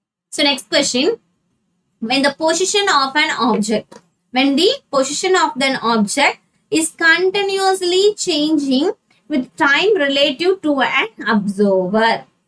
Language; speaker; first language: English; non-native, local second language; Tamil